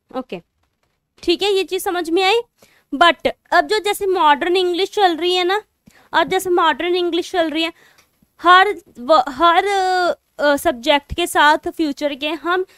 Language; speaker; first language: Hindi; non-native, local second language; Punjabi